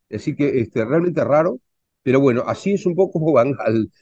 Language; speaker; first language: Spanish; native; Spanish